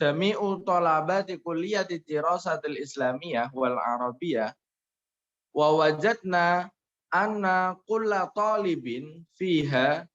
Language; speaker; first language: Arabic; non-native, learner; Indonesian